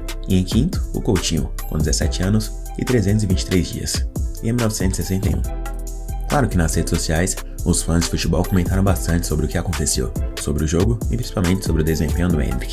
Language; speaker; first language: Portuguese; native; Portuguese